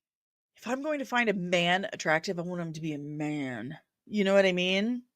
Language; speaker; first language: English; native; English